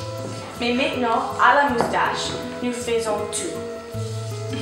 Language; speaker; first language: French; non-native, learner; English